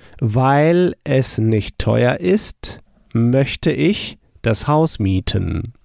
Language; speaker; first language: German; non-native, fluent; English